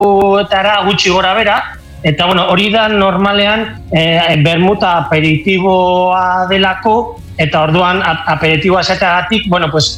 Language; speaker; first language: Basque; non-native, local second language; Spanish